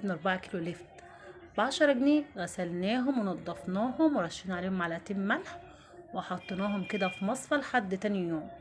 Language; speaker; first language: Arabic; native; Arabic